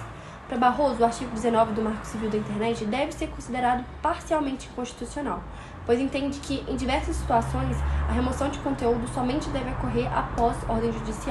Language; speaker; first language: Portuguese; native; Portuguese